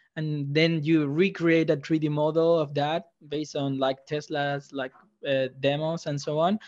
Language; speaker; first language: English; non-native, fluent; Spanish